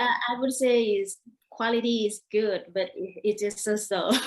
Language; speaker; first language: English; non-native, learner; Thai